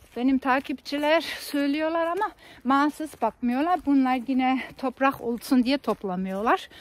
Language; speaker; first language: Turkish; non-native, fluent; German